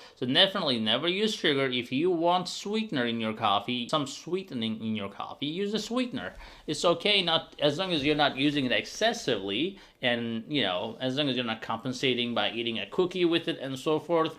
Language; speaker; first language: English; non-native, fluent; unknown